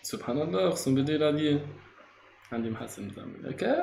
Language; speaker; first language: Arabic; native; Arabic